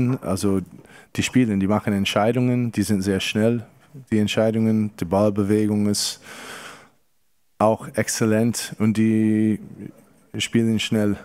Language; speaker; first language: German; non-native, fluent; English